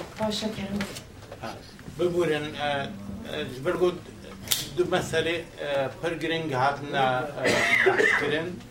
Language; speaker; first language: Swedish; non-native, fluent; Kurdish